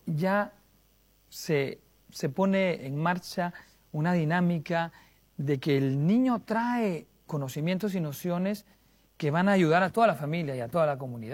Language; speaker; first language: Spanish; native; Spanish